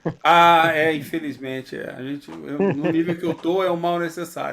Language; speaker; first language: Portuguese; native; Portuguese